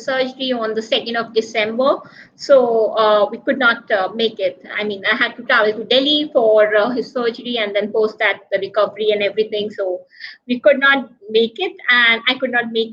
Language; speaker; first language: English; non-native, local second language; Hindi